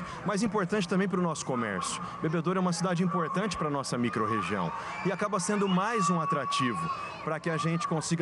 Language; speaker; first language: Portuguese; native; Portuguese